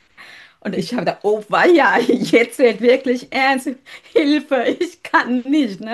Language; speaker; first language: German; non-native, learner; Sinhala